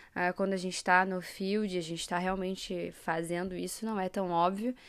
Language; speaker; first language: Portuguese; native; Portuguese